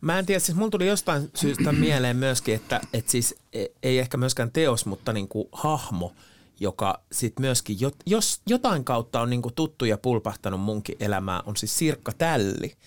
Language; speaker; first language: Finnish; native; Finnish